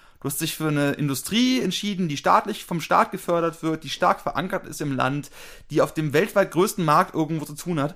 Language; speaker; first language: German; native; German